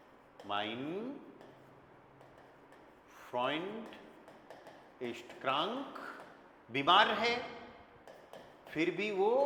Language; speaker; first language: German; non-native, fluent; Hindi